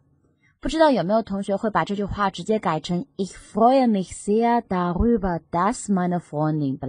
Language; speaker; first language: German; non-native, fluent; Chinese